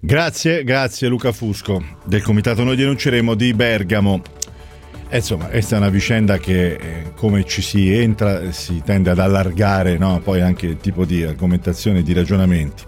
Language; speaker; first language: Italian; native; Italian